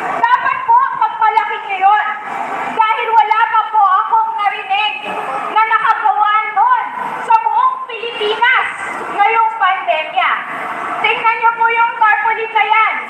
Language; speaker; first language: Filipino; native; Filipino